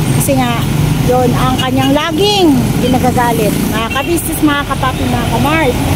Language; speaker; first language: Filipino; native; Filipino